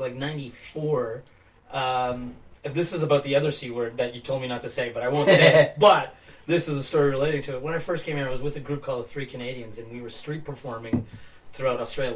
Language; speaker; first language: English; native; English